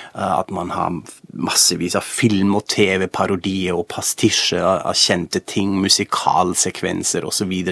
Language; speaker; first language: Norwegian; non-native, fluent; German